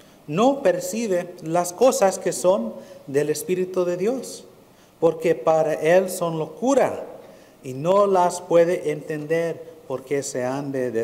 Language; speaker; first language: Spanish; early bilingual, heritage; Spanish